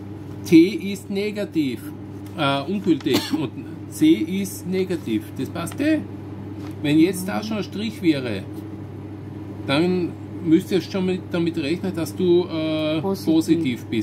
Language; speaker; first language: German; native; German